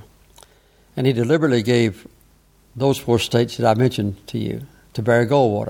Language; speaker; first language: English; native; English